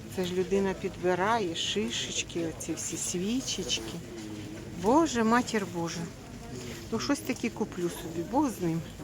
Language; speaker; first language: Ukrainian; native; Ukrainian